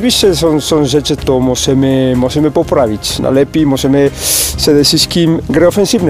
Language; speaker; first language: Polish; non-native, learner; Spanish